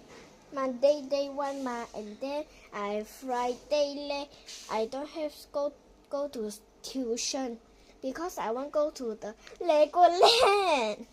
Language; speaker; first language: English; non-native, local second language; Chinese